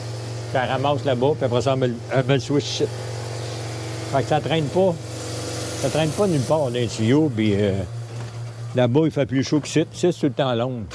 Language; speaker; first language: French; native; French